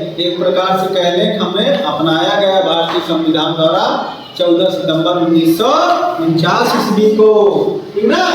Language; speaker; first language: Hindi; native; Hindi